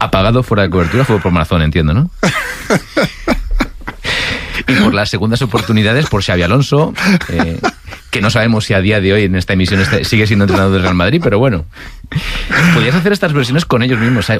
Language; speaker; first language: Spanish; native; Spanish